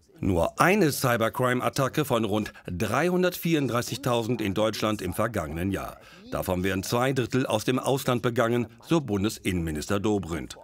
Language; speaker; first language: German; native; German